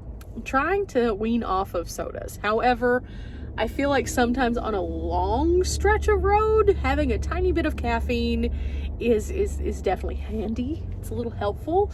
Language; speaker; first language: English; native; English